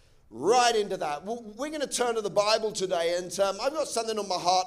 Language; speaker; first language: English; native; English